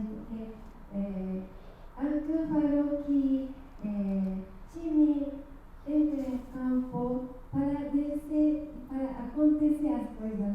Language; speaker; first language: Portuguese; non-native, learner; Japanese